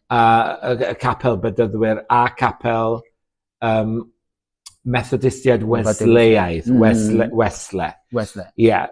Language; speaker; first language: Welsh; native; Welsh